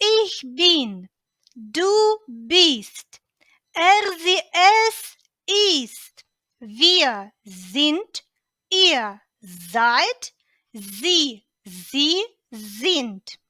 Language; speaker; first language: German; non-native, fluent; Ukrainian